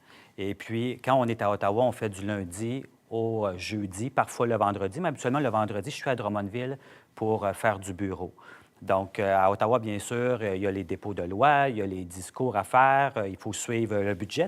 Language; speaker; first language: French; native; French